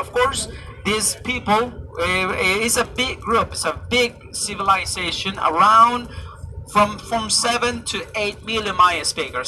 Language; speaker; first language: English; non-native, fluent; Spanish